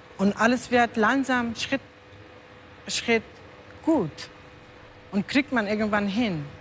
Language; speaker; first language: German; non-native, learner; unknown